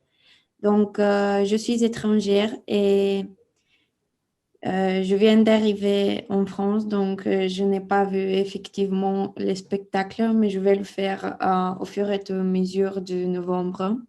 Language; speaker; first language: French; non-native, fluent; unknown